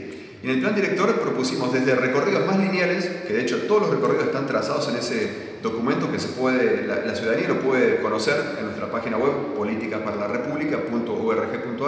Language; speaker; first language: Spanish; native; Spanish